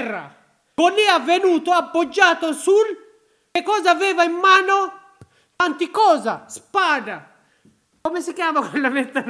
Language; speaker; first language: Italian; non-native, learner; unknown